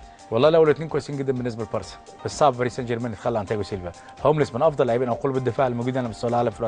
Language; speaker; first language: Arabic; native; Arabic